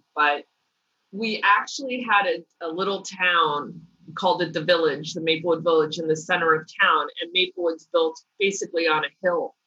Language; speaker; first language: English; native; English